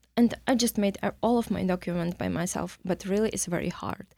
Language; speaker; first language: English; non-native, learner; Ukrainian